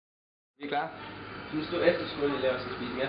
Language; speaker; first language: Danish; native; Danish